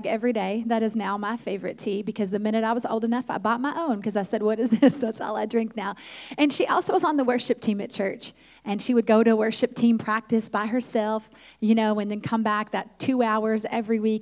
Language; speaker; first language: English; native; English